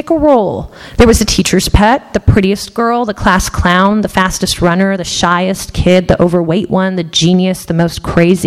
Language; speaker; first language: English; early bilingual, other home language; Persian